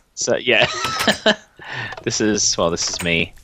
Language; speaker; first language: English; native; English